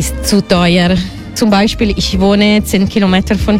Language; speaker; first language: German; non-native, learner; Italian